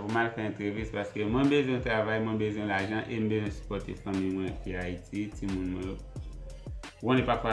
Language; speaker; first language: French; non-native, local second language; Haitian Creole